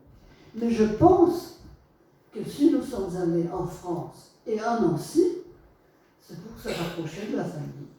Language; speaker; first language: French; non-native, fluent; Polish